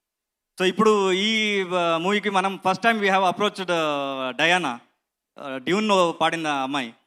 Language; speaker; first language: Telugu; non-native, learner; Kannada